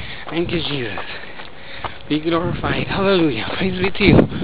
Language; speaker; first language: English; early bilingual, other home language; Spanish